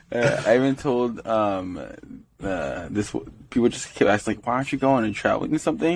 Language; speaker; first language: English; native; English